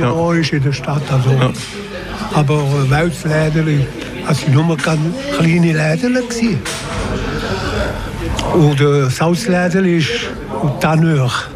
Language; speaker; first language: German; non-native, local second language; French